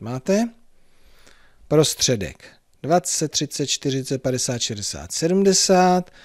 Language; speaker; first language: Czech; native; Czech